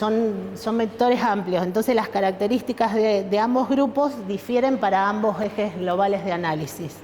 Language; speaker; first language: Spanish; native; Spanish